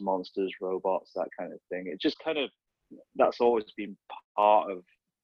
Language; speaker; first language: English; native; English